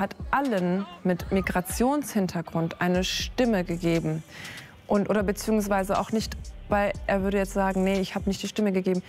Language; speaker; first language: German; early bilingual, other home language; Kurdish